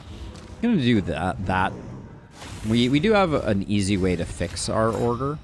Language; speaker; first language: English; native; English